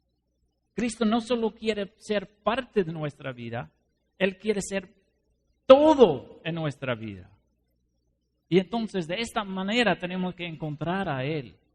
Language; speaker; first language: Spanish; non-native, fluent; Dutch